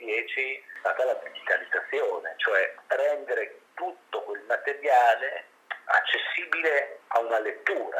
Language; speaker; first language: Italian; native; Italian